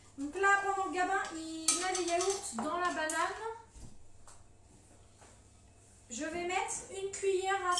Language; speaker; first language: French; native; French